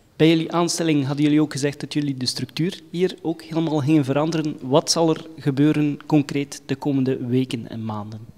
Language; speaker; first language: Dutch; native; Dutch